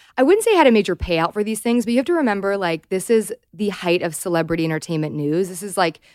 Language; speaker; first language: English; native; English